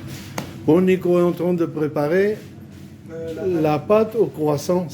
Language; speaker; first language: French; non-native, fluent; Spanish